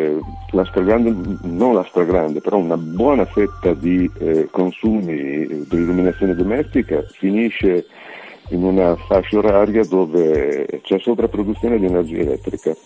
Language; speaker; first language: Italian; native; Italian